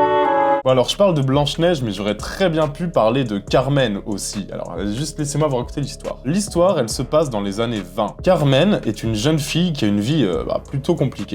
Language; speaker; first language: French; native; French